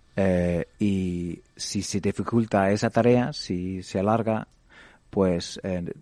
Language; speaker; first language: Spanish; non-native, fluent; English